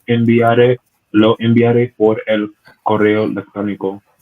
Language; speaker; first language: Spanish; non-native, learner; English